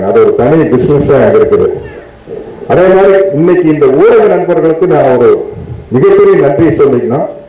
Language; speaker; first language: Tamil; native; Tamil